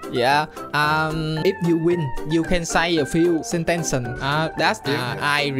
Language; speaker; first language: English; non-native, learner; Vietnamese